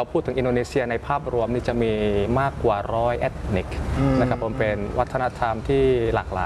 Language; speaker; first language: Thai; early bilingual, other home language; Indonesian